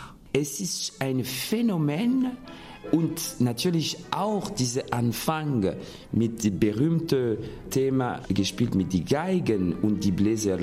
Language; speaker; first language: German; non-native, fluent; French